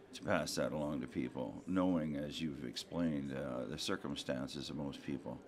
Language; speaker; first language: English; native; English